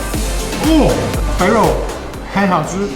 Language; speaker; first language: Chinese; non-native, fluent; English